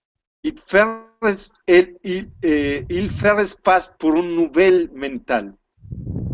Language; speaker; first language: French; non-native, learner; Spanish